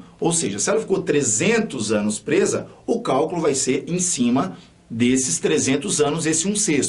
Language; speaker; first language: Portuguese; native; Portuguese